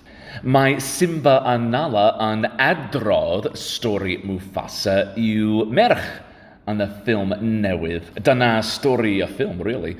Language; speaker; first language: Welsh; non-native, learner; English